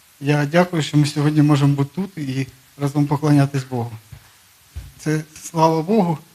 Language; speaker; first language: Ukrainian; non-native, local second language; Russian